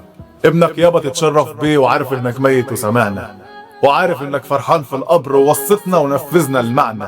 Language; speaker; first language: Arabic; native; Arabic